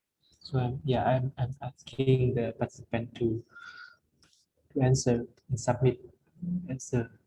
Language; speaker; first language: English; non-native, fluent; Lao